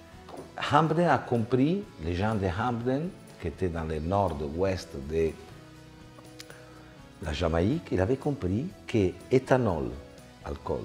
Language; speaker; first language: French; non-native, fluent; Italian